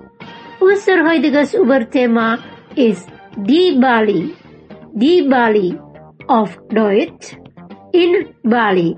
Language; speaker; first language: German; non-native, fluent; Indonesian